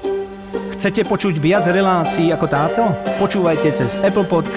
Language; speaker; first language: Slovak; native; Slovak